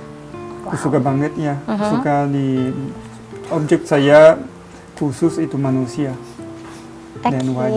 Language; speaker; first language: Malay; non-native, learner; Italian